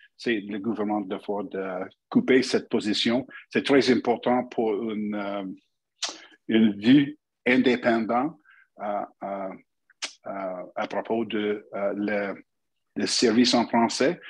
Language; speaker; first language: French; non-native, learner; English